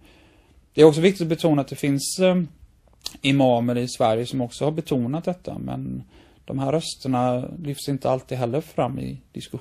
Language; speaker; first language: Swedish; native; Swedish